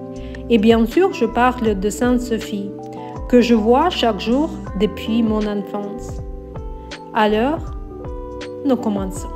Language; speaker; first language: French; non-native, learner; Ukrainian